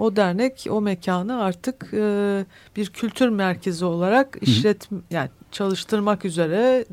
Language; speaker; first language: Turkish; native; Turkish